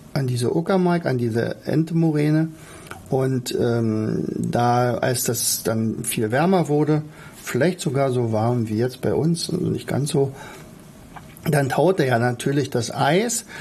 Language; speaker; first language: German; native; German